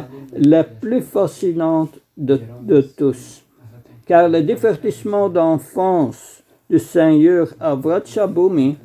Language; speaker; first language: French; non-native, fluent; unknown